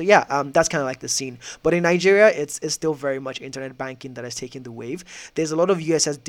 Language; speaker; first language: English; non-native, local second language; Yoruba